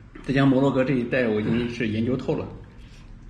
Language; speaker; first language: Chinese; native; Chinese